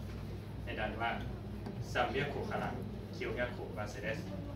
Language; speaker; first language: Japanese; non-native, learner; Thai